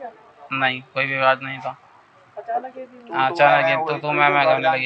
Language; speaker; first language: Hindi; native; Hindi